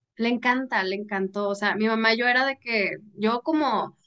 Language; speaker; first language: Spanish; native; Spanish